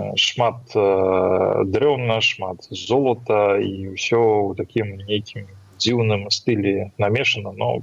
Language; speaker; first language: Belarusian; non-native, local second language; Russian